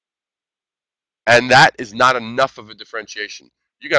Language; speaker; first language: English; native; English